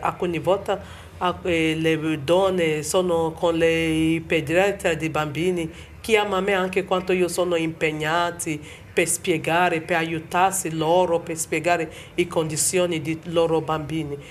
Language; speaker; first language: Italian; non-native, learner; Bini